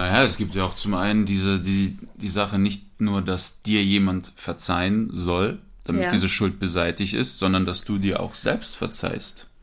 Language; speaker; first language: German; native; German